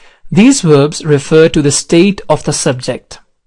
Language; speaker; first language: English; non-native, local second language; Urdu